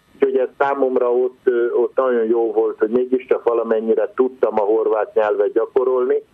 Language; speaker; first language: Hungarian; non-native, local second language; Croatian